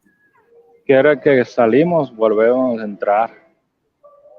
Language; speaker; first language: Spanish; non-native, fluent; Chinese